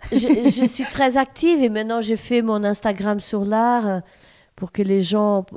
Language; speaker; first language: French; non-native, fluent; Portuguese